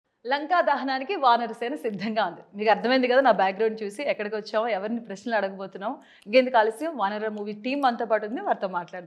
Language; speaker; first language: Telugu; native; Telugu